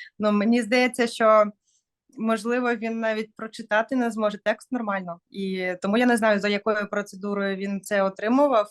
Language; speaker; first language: Ukrainian; non-native, local second language; Russian